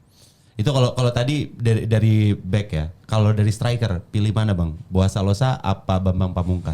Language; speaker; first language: Indonesian; native; Indonesian